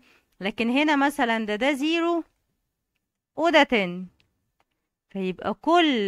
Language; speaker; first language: Arabic; native; Arabic